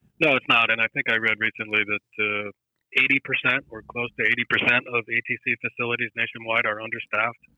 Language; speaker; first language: English; native; English